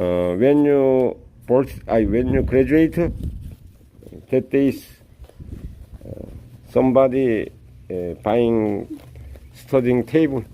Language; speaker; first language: English; non-native, learner; Korean